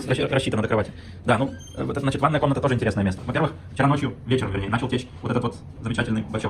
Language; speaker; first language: Russian; native; Russian